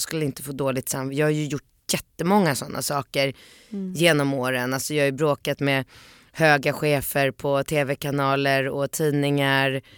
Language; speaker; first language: Swedish; early bilingual, other home language; Polish